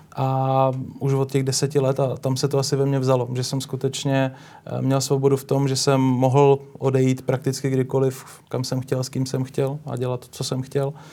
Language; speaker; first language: Czech; native; Czech